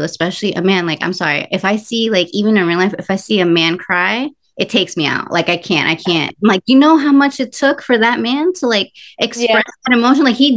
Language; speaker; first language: English; early bilingual, other home language; Spanish